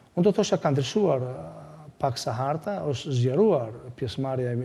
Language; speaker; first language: Albanian; non-native, local second language; Greek